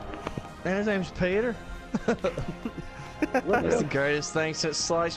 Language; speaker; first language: English; native; English